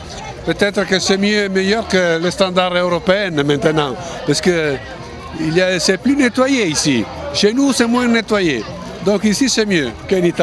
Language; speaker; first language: French; non-native, fluent; Italian